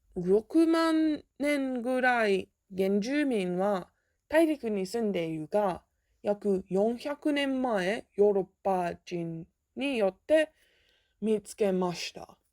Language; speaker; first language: Japanese; non-native, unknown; English